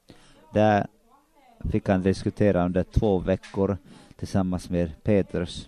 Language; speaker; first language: Swedish; non-native, local second language; Finnish